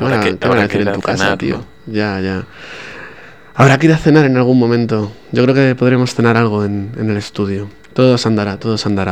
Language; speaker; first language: Spanish; native; Spanish